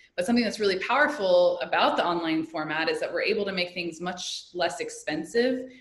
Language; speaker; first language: English; native; English